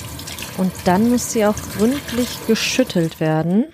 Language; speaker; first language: German; native; German